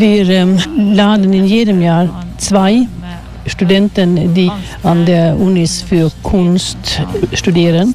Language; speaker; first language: German; non-native, fluent; Swedish